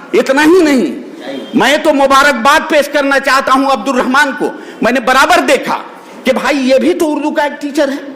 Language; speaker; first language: Urdu; native; Urdu